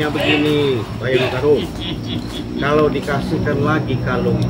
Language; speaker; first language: Indonesian; native; Indonesian